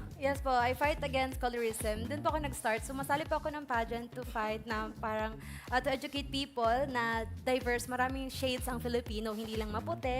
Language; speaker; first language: Filipino; native; Filipino